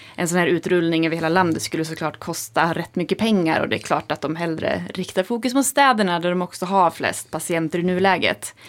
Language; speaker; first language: Swedish; native; Swedish